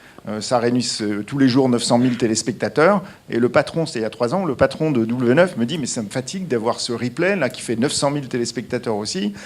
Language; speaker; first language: French; native; French